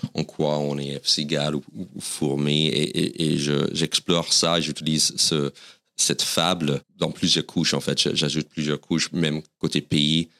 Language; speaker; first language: French; non-native, fluent; English